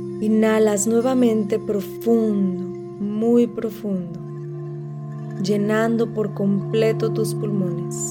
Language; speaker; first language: Spanish; native; Spanish